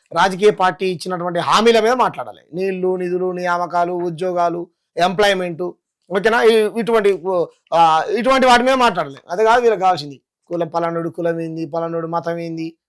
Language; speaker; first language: Telugu; native; Telugu